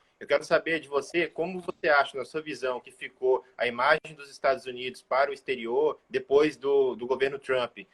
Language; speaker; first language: Portuguese; native; Portuguese